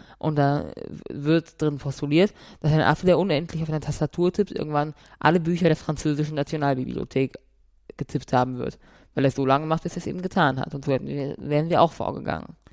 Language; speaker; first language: German; native; German